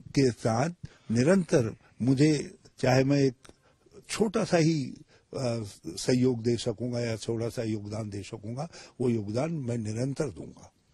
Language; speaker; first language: Hindi; native; Hindi